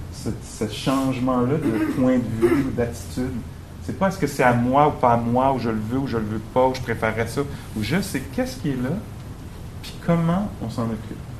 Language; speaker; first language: French; native; French